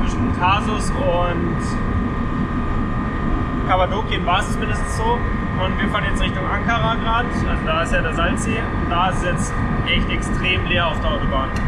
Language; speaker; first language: German; native; German